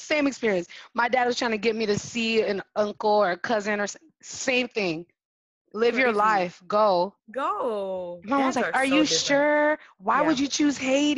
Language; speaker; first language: English; early bilingual, other home language; French